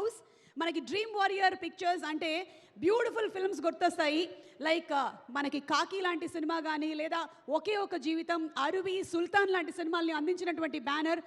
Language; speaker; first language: Telugu; native; Telugu